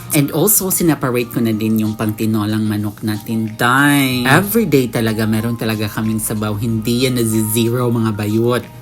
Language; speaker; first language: Filipino; non-native, local second language; Cebuano